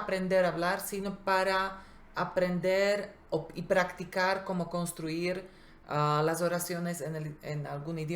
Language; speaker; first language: Spanish; non-native, fluent; Slovak